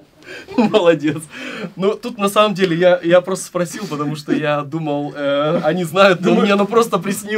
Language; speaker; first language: Russian; native; Russian